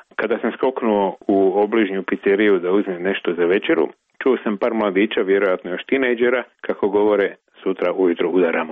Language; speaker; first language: Serbian; native; Serbian